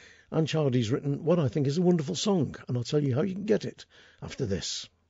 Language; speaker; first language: English; native; English